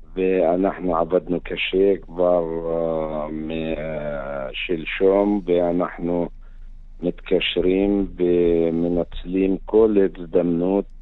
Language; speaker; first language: Hebrew; non-native, fluent; Arabic